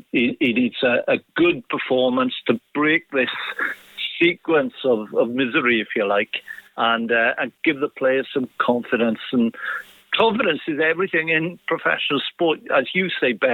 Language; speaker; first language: English; native; English